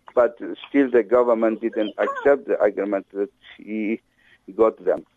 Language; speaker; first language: English; non-native, fluent; Arabic